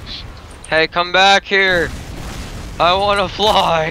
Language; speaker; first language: English; native; English